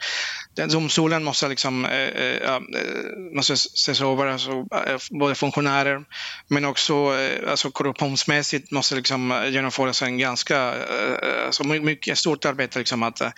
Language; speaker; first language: Swedish; non-native, fluent; Spanish